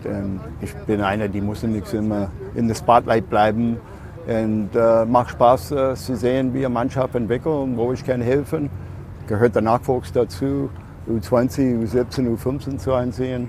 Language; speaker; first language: German; non-native, learner; English